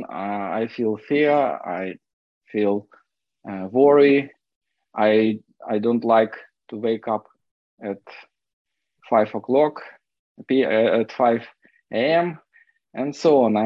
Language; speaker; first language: English; non-native, fluent; Ukrainian